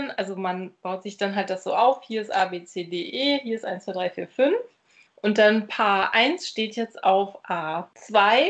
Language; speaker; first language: German; native; German